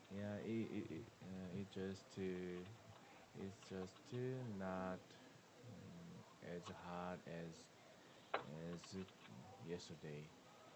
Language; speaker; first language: English; non-native, learner; Korean